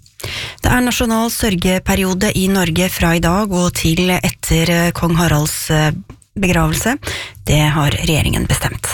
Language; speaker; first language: Norwegian; native; Norwegian